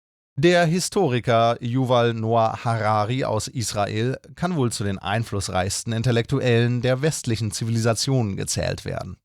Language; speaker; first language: German; native; German